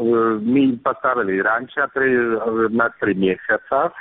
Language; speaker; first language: Russian; non-native, fluent; Czech